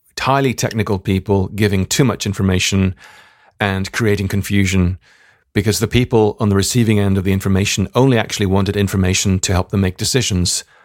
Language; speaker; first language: English; native; English